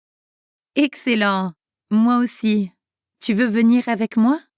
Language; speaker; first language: French; non-native, fluent; English